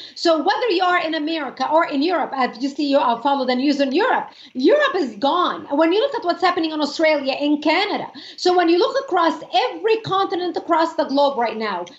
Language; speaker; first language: English; non-native, fluent; Arabic